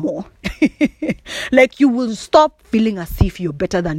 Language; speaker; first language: English; non-native, local second language; Kikuyu